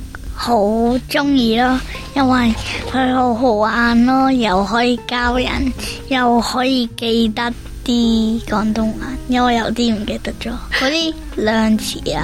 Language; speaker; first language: Cantonese; early bilingual, heritage; Cantonese